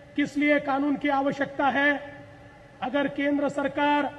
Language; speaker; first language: Hindi; non-native, local second language; Marathi